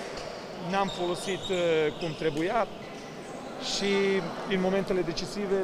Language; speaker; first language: Romanian; non-native, fluent; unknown